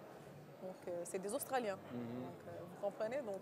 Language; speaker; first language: French; non-native, local second language; Arabic